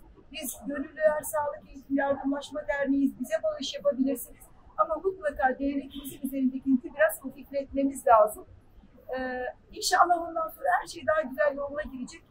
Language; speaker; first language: Turkish; native; Turkish